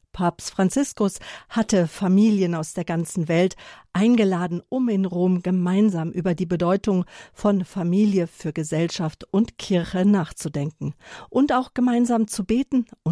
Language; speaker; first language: German; native; German